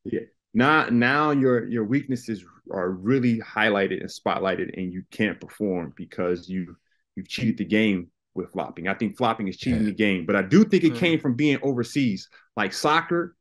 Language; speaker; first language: English; native; English